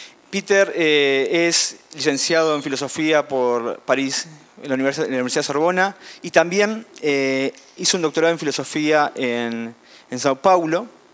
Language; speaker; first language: Spanish; native; Spanish